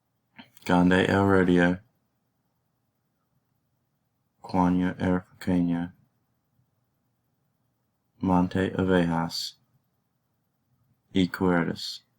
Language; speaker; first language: Spanish; non-native, learner; English